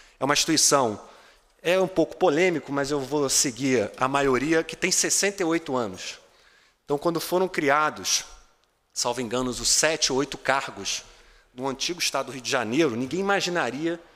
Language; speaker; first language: Portuguese; native; Portuguese